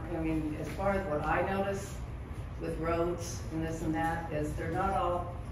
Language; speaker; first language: English; native; English